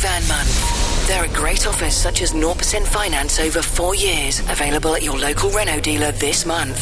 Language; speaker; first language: English; native; English